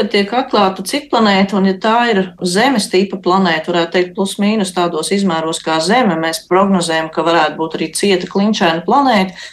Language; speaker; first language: Latvian; native; Latvian